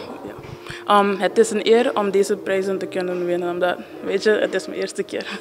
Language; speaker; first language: Dutch; non-native, learner; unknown